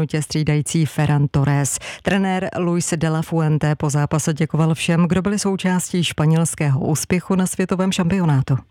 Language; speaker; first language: Czech; native; Czech